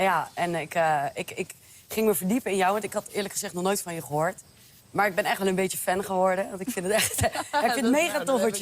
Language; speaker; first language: Dutch; native; Dutch